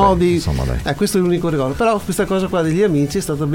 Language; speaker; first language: Italian; native; Italian